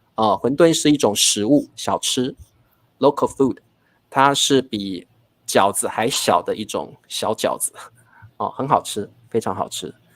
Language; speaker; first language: Chinese; native; Chinese